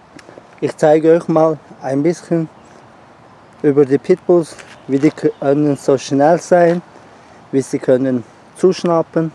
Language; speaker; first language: German; non-native, learner; Turkish